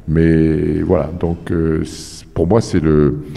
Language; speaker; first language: French; native; French